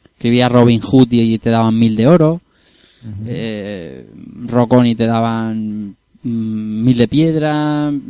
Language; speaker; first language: Spanish; native; Spanish